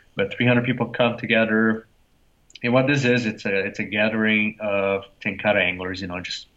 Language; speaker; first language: English; non-native, fluent; Portuguese